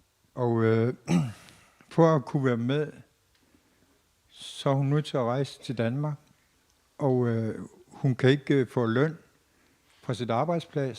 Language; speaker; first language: Danish; non-native, local second language; Kalaallisut